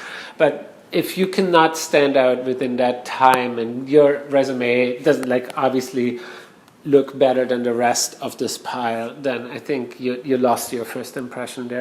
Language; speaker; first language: English; non-native, fluent; German